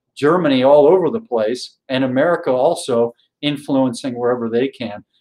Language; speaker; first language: English; native; English